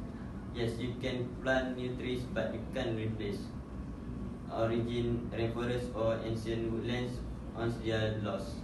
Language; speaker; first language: English; non-native, learner; Malay